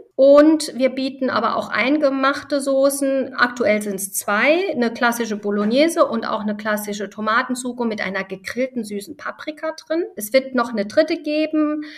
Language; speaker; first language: German; early bilingual, other home language; Italian